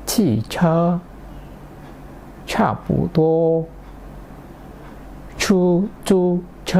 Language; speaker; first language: Chinese; non-native, fluent; Indonesian